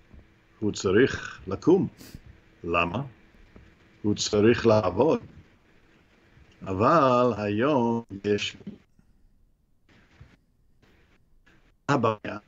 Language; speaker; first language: Hebrew; non-native, fluent; English